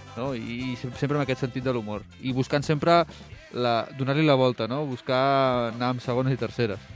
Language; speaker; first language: Catalan; native; Catalan